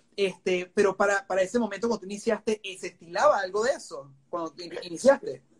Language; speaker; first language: Spanish; native; Spanish